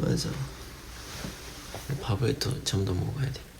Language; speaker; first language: Korean; non-native, fluent; Japanese